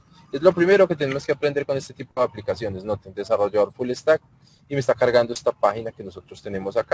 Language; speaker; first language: Spanish; native; Spanish